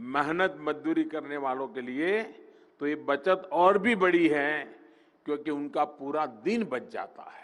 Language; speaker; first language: Hindi; non-native, local second language; Gujarati